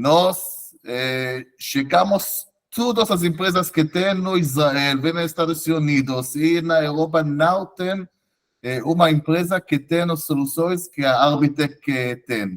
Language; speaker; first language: Portuguese; non-native, fluent; Hebrew